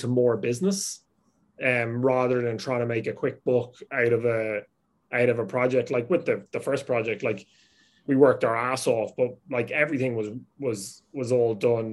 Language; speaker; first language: English; native; English